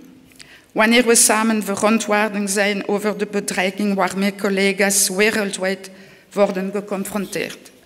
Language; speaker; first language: Dutch; non-native, local second language; French